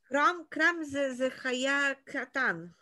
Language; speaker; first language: Hebrew; non-native, learner; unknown